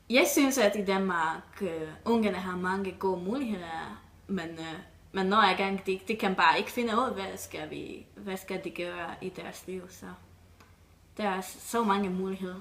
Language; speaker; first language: Danish; non-native, learner; Hungarian